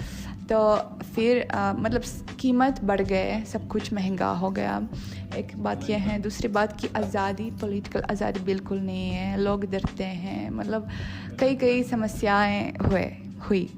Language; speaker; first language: Hindi; non-native, fluent; Russian